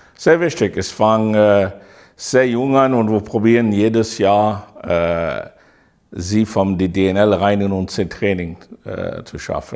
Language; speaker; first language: German; non-native, fluent; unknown